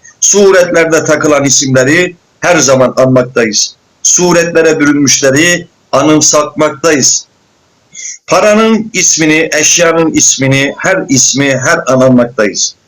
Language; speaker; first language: Turkish; native; Turkish